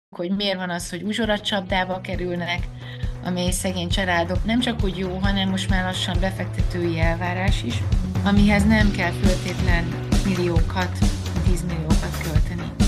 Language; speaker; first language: Hungarian; native; Hungarian